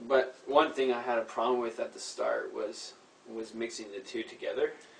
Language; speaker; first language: English; native; English